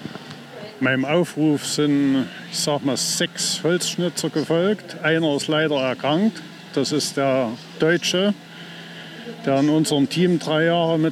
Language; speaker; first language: German; native; German